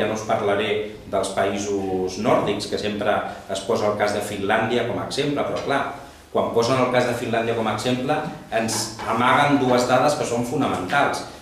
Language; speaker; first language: Catalan; non-native, local second language; Spanish